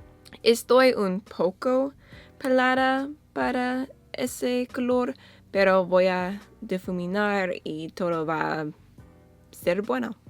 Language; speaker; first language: Spanish; non-native, learner; English